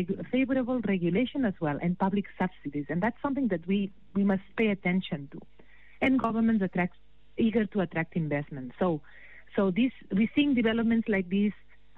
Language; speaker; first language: English; non-native, fluent; Spanish